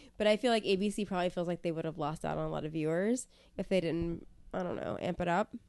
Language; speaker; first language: English; native; English